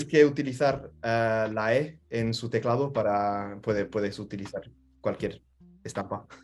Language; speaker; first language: Spanish; non-native, fluent; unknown